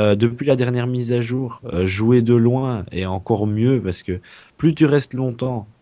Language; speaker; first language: French; native; French